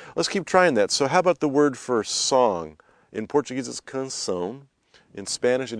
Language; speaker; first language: English; native; English